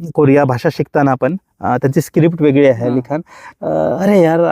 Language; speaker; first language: Marathi; non-native, local second language; Kukna